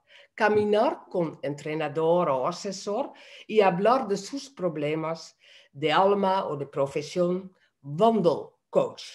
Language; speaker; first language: Spanish; non-native, fluent; Dutch